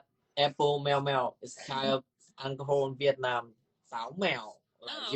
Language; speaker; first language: English; non-native, learner; Vietnamese